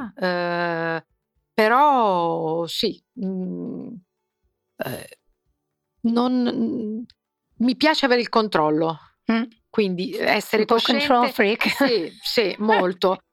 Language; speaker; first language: Italian; native; Italian